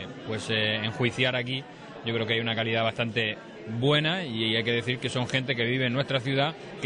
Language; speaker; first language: Spanish; native; Spanish